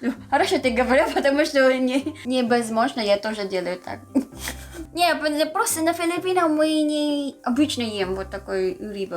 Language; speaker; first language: Russian; non-native, learner; Filipino